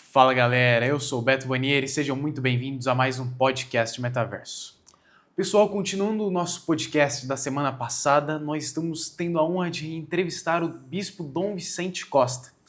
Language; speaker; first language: Portuguese; native; Portuguese